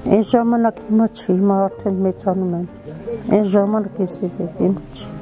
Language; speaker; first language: Armenian; non-native, local second language; Assyrian Neo-Aramaic